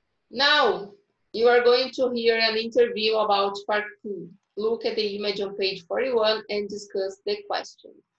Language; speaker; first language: English; non-native, fluent; Portuguese